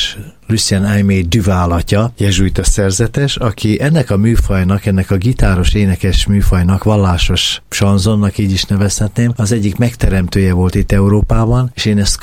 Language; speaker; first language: Hungarian; native; Hungarian